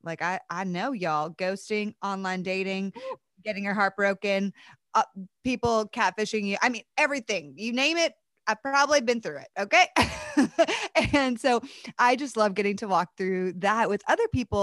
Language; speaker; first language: English; native; English